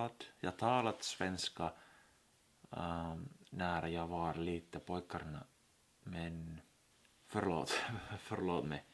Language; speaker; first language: Swedish; non-native, learner; Finnish